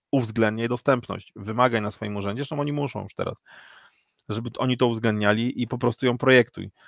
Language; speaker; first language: Polish; native; Polish